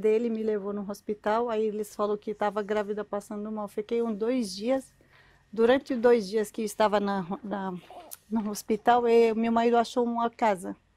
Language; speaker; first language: Portuguese; non-native, learner; Arabic